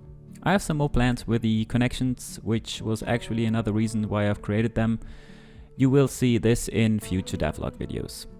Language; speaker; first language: English; non-native, fluent; German